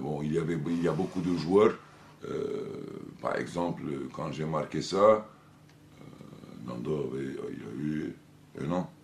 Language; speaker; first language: French; non-native, fluent; Turkish